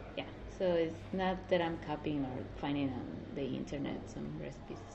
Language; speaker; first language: English; non-native, fluent; Spanish